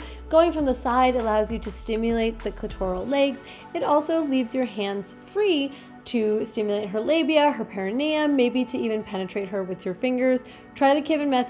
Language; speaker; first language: English; native; English